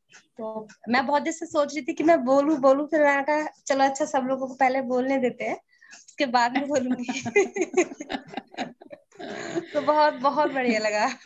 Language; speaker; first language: Hindi; native; Hindi